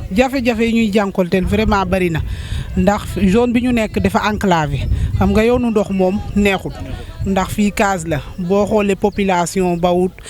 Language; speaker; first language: Wolof; non-native, local second language; Serer